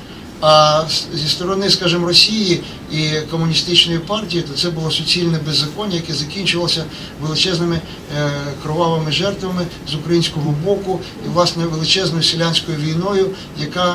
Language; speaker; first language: Ukrainian; native; Ukrainian